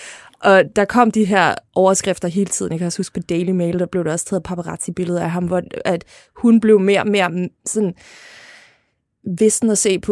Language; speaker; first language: Danish; native; Danish